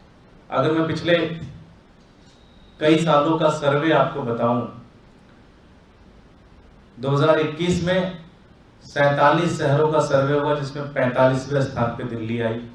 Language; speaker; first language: Hindi; native; Hindi